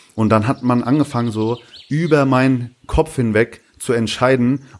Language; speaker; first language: German; early bilingual, other home language; Turkish